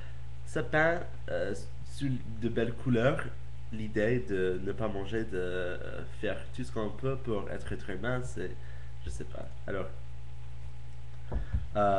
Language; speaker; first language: French; non-native, learner; English